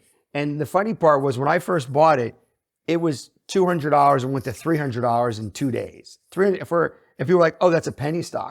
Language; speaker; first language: English; native; English